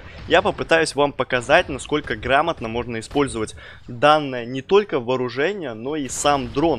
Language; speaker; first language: Russian; native; Russian